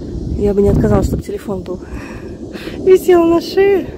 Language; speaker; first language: Russian; native; Russian